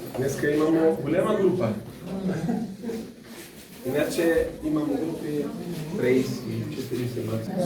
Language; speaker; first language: Bulgarian; non-native, learner; Serbian